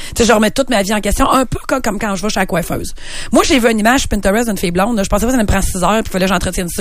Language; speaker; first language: French; native; French